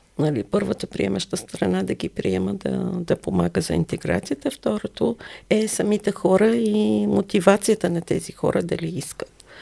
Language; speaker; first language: Bulgarian; non-native, fluent; Arabic